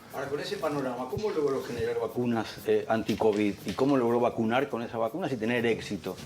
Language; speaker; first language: Spanish; native; Spanish